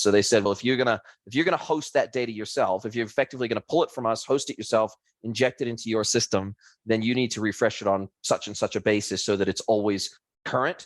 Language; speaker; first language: English; native; English